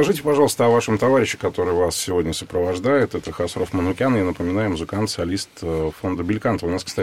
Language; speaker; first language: Russian; native; Russian